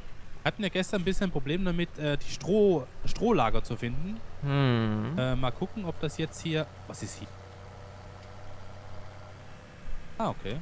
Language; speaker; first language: German; native; German